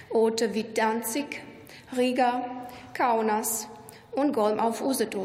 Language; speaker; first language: German; non-native, fluent; Romanian